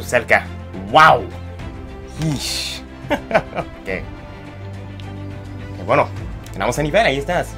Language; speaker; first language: Spanish; early bilingual, heritage; Spanish